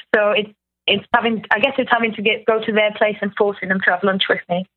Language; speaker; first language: English; non-native, fluent; German